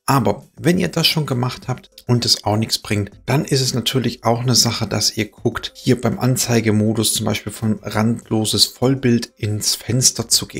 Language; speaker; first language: German; native; German